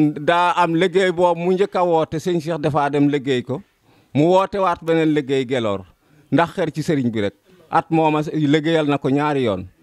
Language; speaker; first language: Wolof; non-native, local second language; Serer